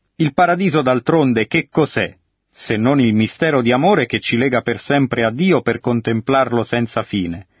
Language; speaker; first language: Italian; native; Italian